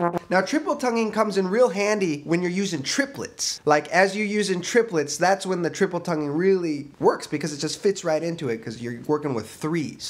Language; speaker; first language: English; native; English